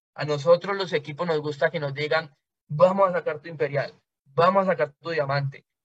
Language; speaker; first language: Spanish; native; Spanish